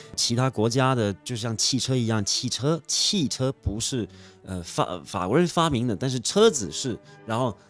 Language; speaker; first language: Chinese; non-native, fluent; French